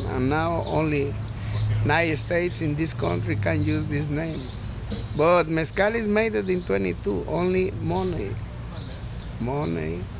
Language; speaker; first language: English; non-native, learner; Spanish